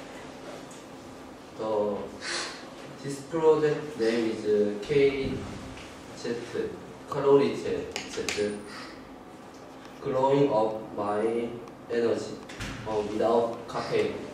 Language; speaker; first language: English; non-native, learner; Korean